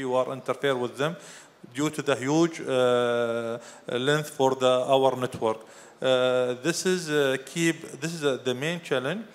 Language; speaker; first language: English; non-native, fluent; Arabic